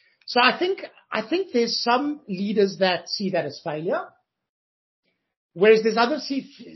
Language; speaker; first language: English; native; English